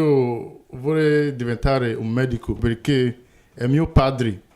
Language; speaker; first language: Italian; non-native, learner; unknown